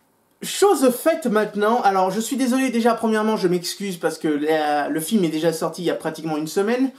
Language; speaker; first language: French; native; French